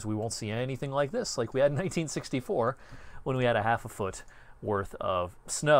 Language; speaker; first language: English; native; English